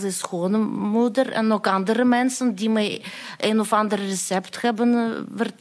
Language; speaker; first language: Dutch; non-native, fluent; Russian